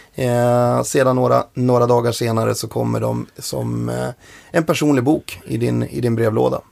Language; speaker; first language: Swedish; native; Swedish